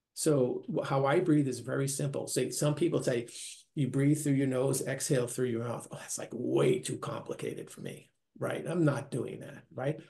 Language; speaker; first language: English; native; English